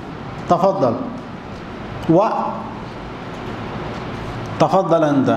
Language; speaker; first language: Arabic; non-native, fluent; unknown